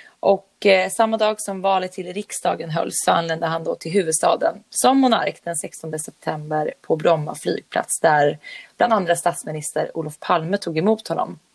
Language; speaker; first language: Swedish; native; Swedish